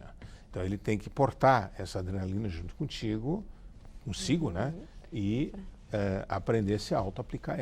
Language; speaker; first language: Portuguese; native; Portuguese